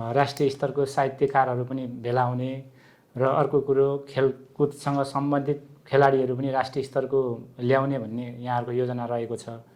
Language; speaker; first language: Nepali; native; Nepali